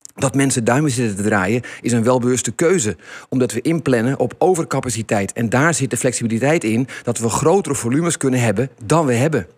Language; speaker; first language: Dutch; native; Dutch